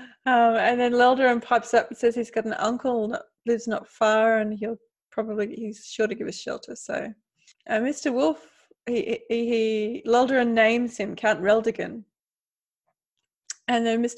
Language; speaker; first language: English; native; English